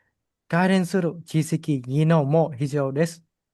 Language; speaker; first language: Japanese; non-native, fluent; Vietnamese